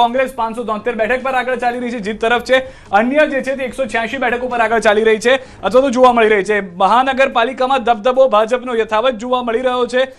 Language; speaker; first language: Gujarati; native; Gujarati